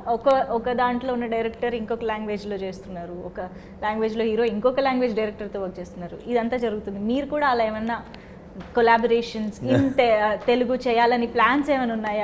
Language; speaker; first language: Telugu; native; Telugu